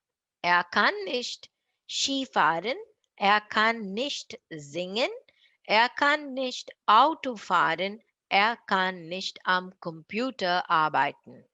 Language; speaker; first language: German; non-native, learner; Tamil